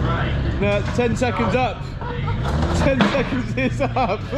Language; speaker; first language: English; native; English